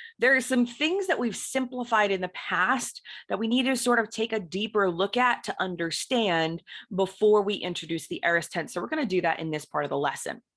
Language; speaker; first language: English; native; English